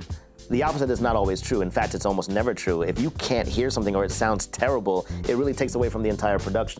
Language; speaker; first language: English; native; English